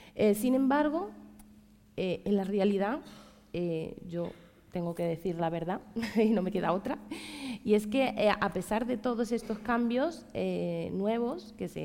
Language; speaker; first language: Spanish; native; Spanish